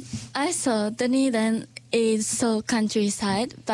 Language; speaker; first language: English; non-native, learner; Japanese